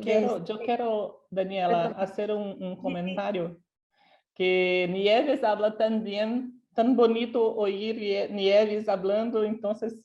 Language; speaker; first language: Spanish; non-native, local second language; Portuguese